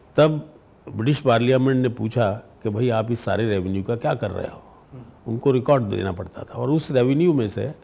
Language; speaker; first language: Hindi; native; Hindi